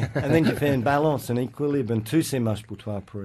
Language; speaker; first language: French; non-native, learner; English